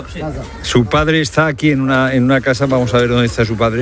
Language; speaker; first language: Spanish; native; Spanish